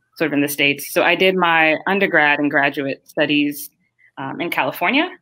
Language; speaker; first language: English; early bilingual, other home language; Haitian Creole